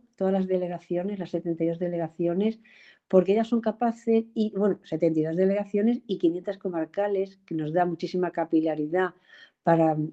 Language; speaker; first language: Spanish; native; Spanish